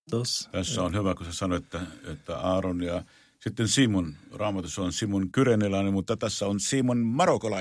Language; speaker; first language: Finnish; non-native, fluent; Arabic